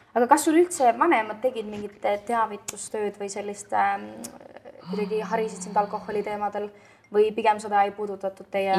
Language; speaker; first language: Estonian; native; Estonian